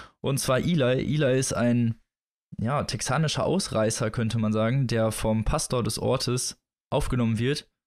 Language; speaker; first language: German; native; German